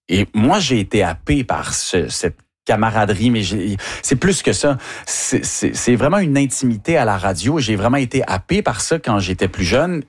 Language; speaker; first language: French; native; French